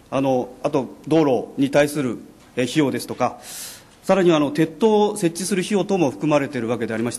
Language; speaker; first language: Japanese; native; Japanese